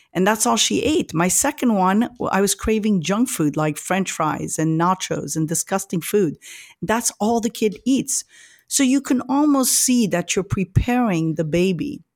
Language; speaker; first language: English; early bilingual, other home language; French